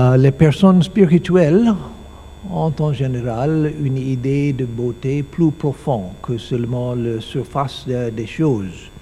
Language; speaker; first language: French; non-native, learner; English